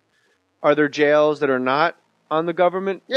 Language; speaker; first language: English; native; English